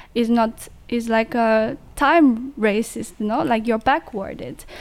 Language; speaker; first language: English; non-native, fluent; Chinese